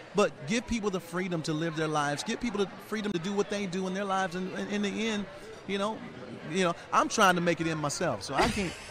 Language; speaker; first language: English; native; English